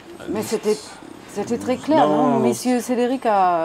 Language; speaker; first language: French; non-native, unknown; German